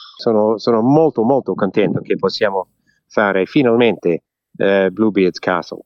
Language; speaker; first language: Italian; early bilingual, heritage; English